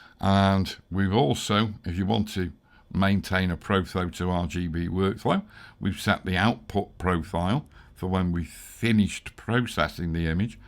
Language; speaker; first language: English; native; English